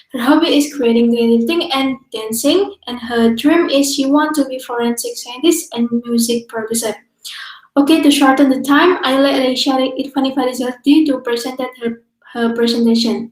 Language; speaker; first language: English; non-native, learner; Indonesian